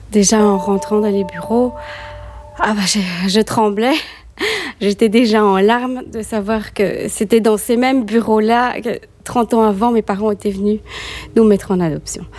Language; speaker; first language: French; native; French